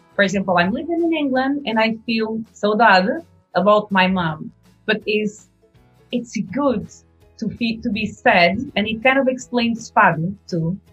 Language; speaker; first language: English; non-native, fluent; Portuguese